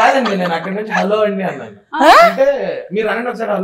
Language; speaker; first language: Telugu; native; Telugu